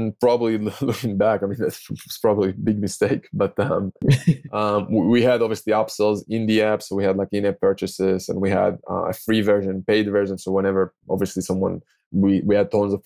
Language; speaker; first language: English; non-native, fluent; Hebrew